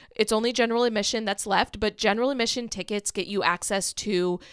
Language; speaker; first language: English; native; English